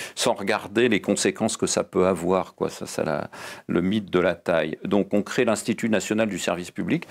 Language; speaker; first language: French; native; French